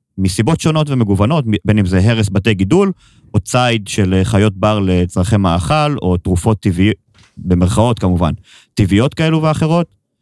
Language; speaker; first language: Hebrew; native; Hebrew